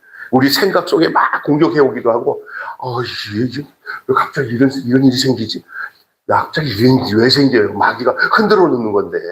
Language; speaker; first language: Korean; native; Korean